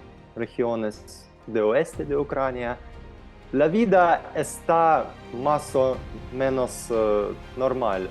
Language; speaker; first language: Spanish; non-native, fluent; Ukrainian